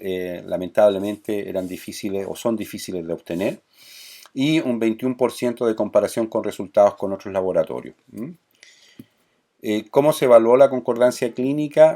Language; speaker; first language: Spanish; native; Spanish